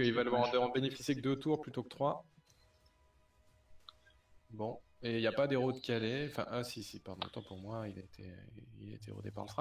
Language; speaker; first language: French; native; French